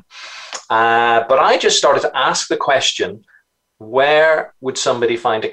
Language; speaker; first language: English; native; English